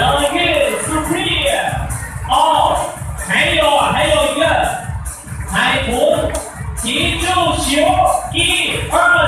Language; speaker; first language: Chinese; non-native, learner; Thai